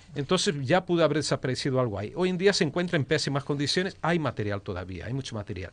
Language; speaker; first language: Spanish; early bilingual, heritage; Spanish